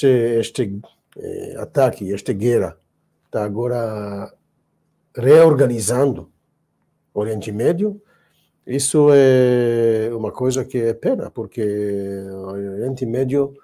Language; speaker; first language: Portuguese; non-native, fluent; Hebrew